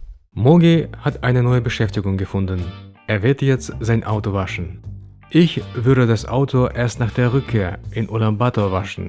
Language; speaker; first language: German; native; German